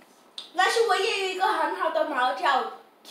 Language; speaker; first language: Chinese; non-native, learner; English